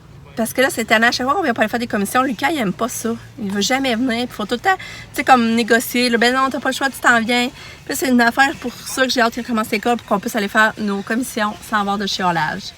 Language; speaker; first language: French; native; French